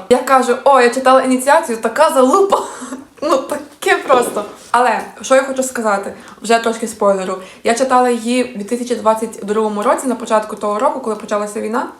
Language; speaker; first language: Ukrainian; native; Ukrainian